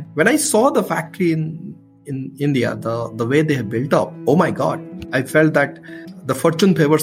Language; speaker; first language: English; non-native, local second language; Odia